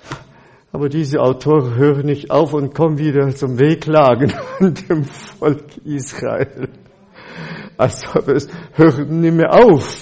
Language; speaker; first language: German; non-native, fluent; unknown